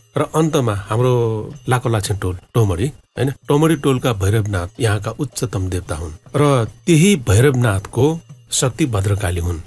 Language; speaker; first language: Nepali; non-native, local second language; Newari